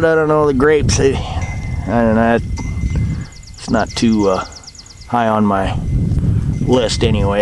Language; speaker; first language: English; native; English